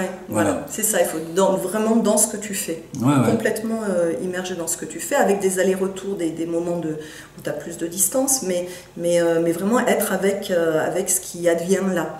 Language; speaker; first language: French; native; French